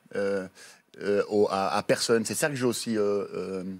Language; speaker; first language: French; native; French